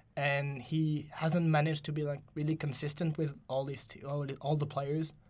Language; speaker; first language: English; non-native, fluent; French